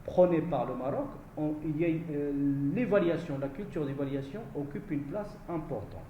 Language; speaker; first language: French; non-native, local second language; Arabic